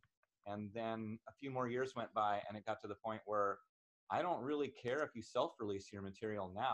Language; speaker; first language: English; native; English